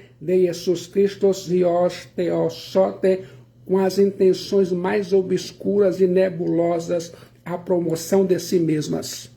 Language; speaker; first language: Portuguese; native; Portuguese